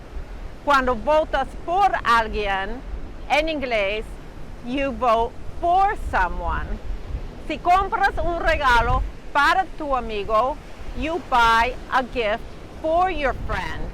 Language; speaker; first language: Spanish; non-native, fluent; English